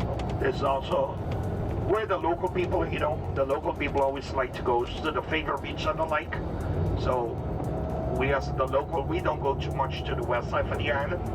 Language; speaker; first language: English; non-native, fluent; Papiamento